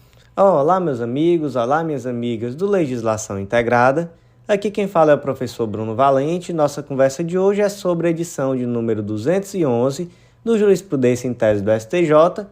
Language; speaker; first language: Portuguese; native; Portuguese